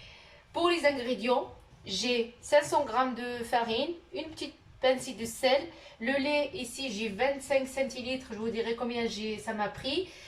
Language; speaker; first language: French; non-native, local second language; Arabic